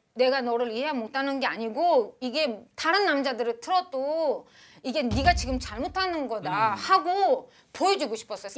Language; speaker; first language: Korean; non-native, fluent; Uzbek